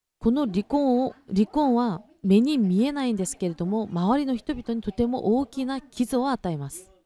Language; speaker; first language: Japanese; non-native, fluent; Korean